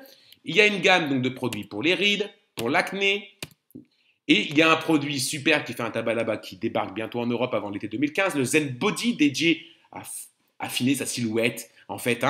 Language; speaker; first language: French; native; French